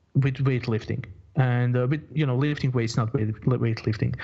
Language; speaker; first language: English; non-native, fluent; Croatian